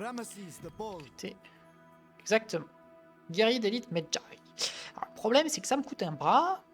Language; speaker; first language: French; native; French